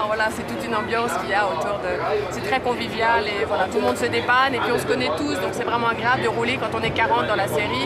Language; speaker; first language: French; native; French